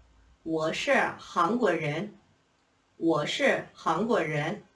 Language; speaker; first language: Chinese; non-native, fluent; Korean